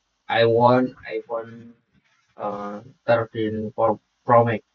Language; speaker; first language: English; non-native, learner; Indonesian